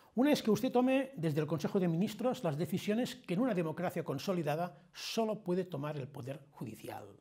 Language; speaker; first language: Spanish; non-native, local second language; Catalan